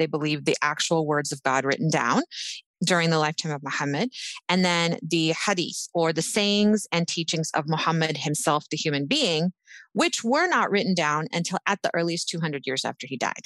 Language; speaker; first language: English; native; English